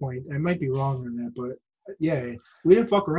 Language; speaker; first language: English; native; English